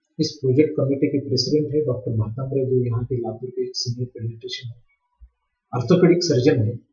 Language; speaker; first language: Hindi; non-native, local second language; Marathi